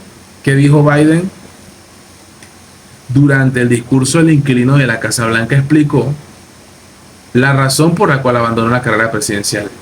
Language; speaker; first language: Spanish; native; Spanish